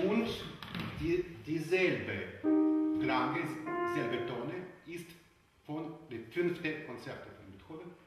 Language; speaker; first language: German; non-native, learner; Russian